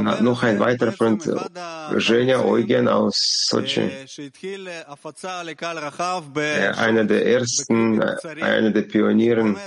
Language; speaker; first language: German; non-native, learner; Hebrew